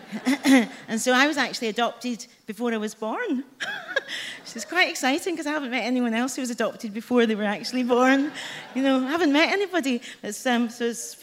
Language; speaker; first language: English; native; English